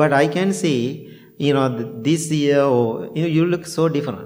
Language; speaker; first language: English; non-native, local second language; Sinhala